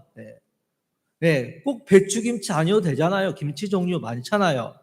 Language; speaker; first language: Korean; native; Korean